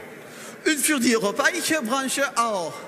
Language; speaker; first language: German; non-native, learner; French